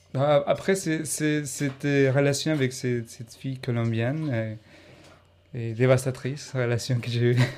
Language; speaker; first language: French; non-native, fluent; Spanish